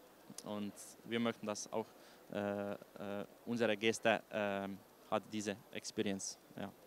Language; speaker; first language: German; non-native, learner; Slovenian